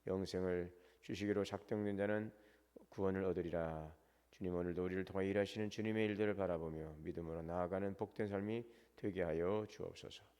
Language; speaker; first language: Korean; native; Korean